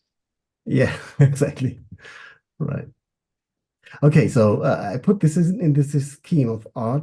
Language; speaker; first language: English; non-native, fluent; German